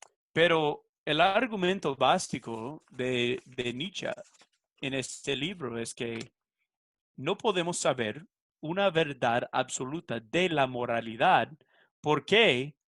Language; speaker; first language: Spanish; non-native, fluent; English